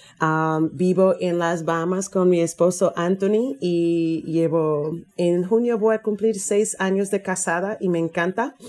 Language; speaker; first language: Spanish; non-native, fluent; English